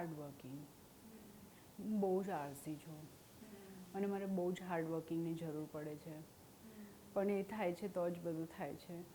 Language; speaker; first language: Gujarati; non-native, local second language; Hindi